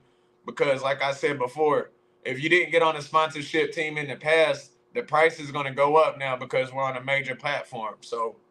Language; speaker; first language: English; native; English